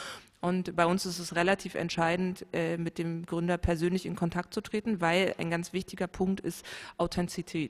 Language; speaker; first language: German; native; German